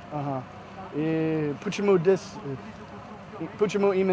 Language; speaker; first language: Russian; non-native, learner; English